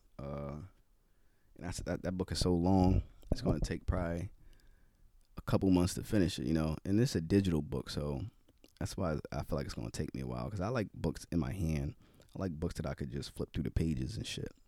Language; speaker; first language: English; native; English